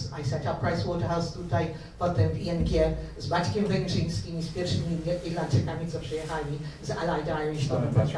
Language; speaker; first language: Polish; early bilingual, heritage; Polish